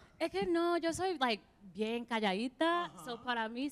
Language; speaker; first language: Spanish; early bilingual, heritage; English